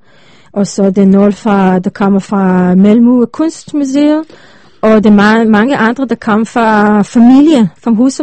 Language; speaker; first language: Danish; non-native, learner; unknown